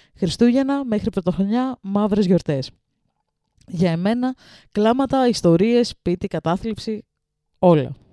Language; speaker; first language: Greek; early bilingual, other home language; Russian